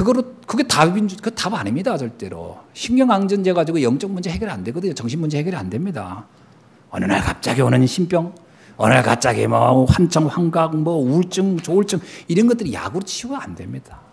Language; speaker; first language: Korean; native; Korean